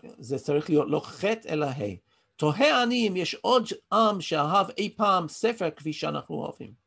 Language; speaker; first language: Hebrew; non-native, fluent; English